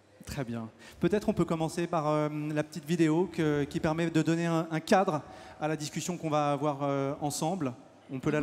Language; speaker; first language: French; native; French